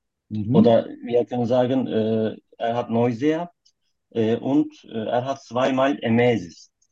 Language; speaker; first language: German; non-native, learner; Turkish